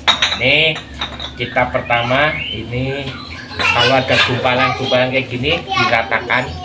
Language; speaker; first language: Indonesian; non-native, local second language; Javanese